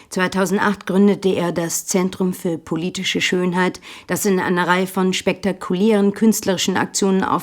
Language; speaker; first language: German; native; German